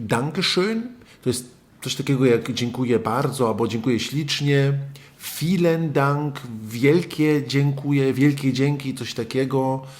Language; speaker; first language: Polish; early bilingual, other home language; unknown